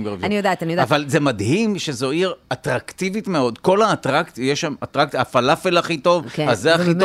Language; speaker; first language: Hebrew; native; Hebrew